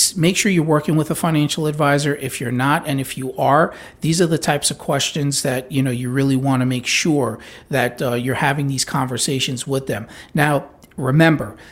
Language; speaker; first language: English; native; English